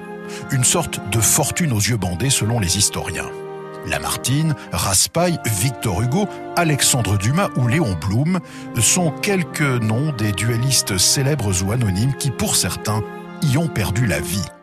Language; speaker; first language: French; native; French